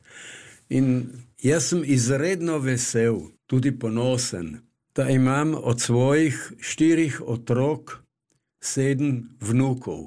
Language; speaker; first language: Slovenian; native; Slovenian